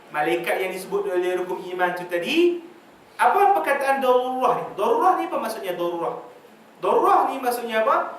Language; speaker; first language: Malay; native; Malay